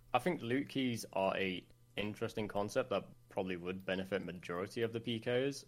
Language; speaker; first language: English; non-native, fluent; Swedish